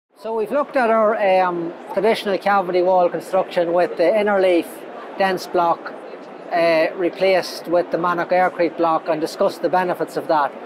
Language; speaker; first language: English; native; English